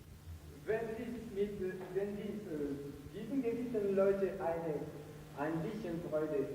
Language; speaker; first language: German; non-native, fluent; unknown